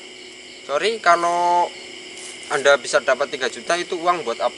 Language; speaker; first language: Indonesian; native; Indonesian